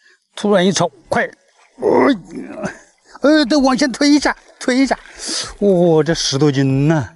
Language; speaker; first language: Chinese; native; Chinese